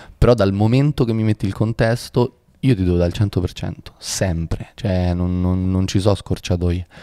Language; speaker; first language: Italian; native; Italian